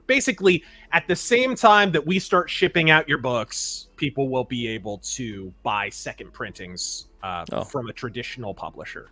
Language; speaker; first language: English; native; English